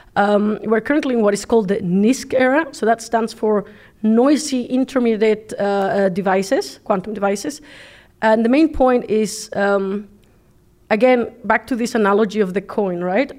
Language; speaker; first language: English; non-native, fluent; Spanish